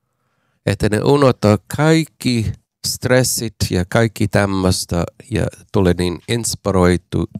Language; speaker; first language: Finnish; non-native, learner; English